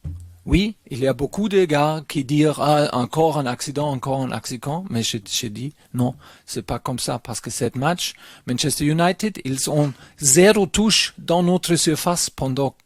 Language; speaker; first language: French; non-native, learner; German